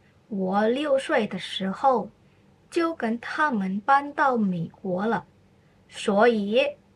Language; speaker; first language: Chinese; non-native, fluent; Indonesian